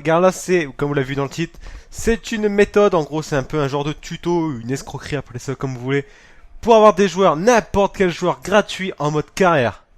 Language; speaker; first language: French; native; French